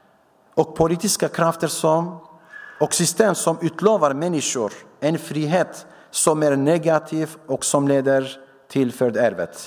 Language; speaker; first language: Swedish; non-native, fluent; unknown